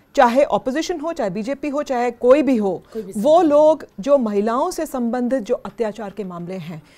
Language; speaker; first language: Hindi; native; Hindi